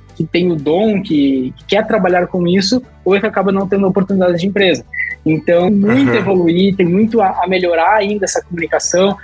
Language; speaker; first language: Portuguese; native; Portuguese